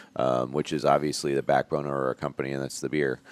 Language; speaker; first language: English; native; English